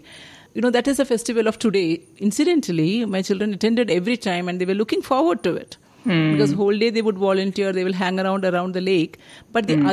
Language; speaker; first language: English; non-native, local second language; Malayalam